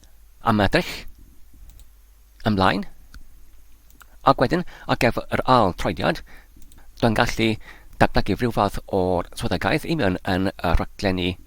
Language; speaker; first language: Welsh; non-native, learner; English